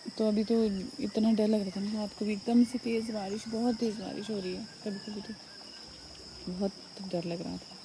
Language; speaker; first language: Hindi; non-native, local second language; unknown